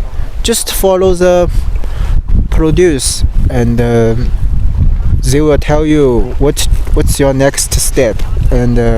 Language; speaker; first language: English; non-native, learner; Chinese